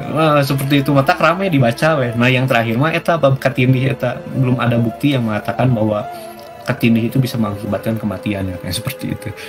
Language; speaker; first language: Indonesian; non-native, local second language; Sundanese